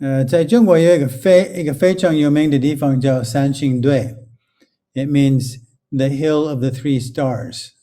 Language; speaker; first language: Chinese; non-native, fluent; English